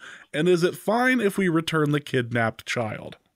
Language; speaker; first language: English; native; English